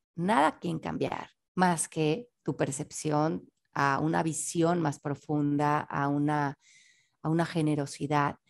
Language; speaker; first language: Spanish; native; Spanish